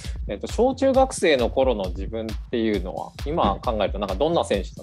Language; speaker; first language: Japanese; native; Japanese